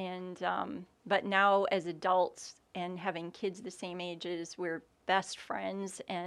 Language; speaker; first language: English; native; English